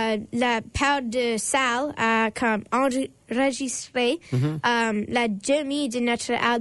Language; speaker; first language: French; non-native, learner; English